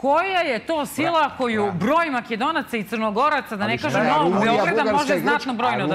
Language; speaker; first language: Serbian; native; Serbian